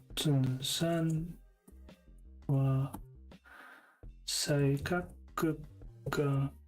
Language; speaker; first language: Japanese; non-native, learner; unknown